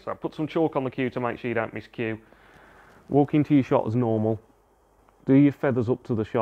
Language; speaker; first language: English; native; English